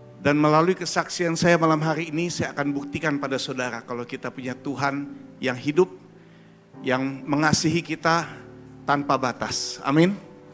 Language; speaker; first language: Indonesian; early bilingual, heritage; German